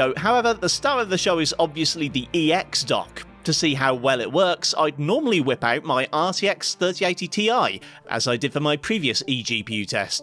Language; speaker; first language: English; native; English